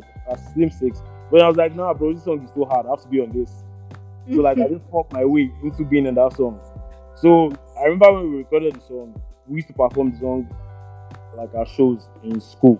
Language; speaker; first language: English; non-native, local second language; Yoruba